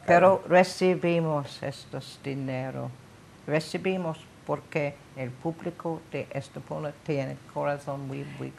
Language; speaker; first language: Spanish; non-native, learner; English